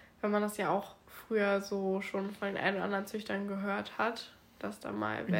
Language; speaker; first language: German; native; German